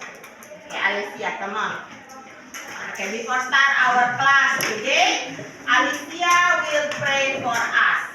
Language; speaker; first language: English; non-native, learner; Indonesian